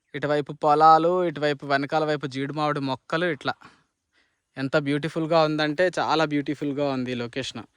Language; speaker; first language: Telugu; native; Telugu